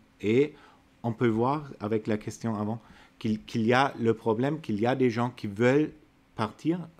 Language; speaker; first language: French; non-native, fluent; German